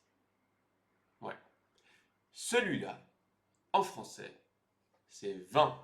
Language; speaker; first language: French; native; French